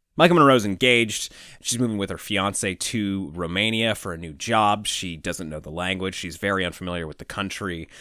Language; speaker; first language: English; native; English